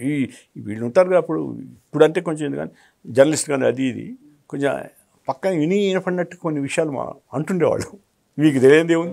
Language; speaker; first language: Telugu; native; Telugu